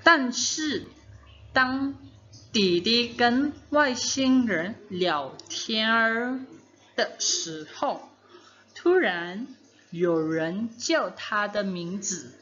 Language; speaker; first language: Chinese; non-native, fluent; Indonesian